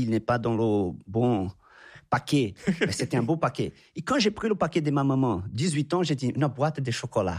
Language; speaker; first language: French; non-native, fluent; Portuguese